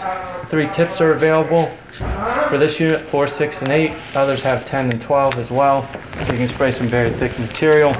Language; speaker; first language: English; native; English